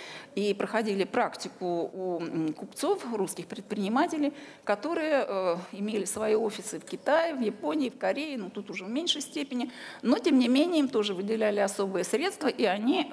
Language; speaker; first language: Russian; native; Russian